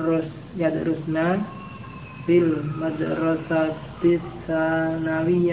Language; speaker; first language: Arabic; non-native, learner; Indonesian